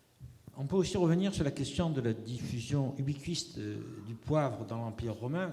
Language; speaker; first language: French; native; French